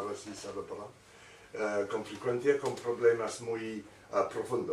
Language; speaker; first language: Spanish; non-native, learner; English